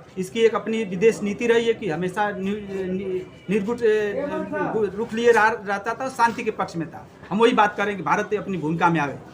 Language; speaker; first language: Hindi; native; Hindi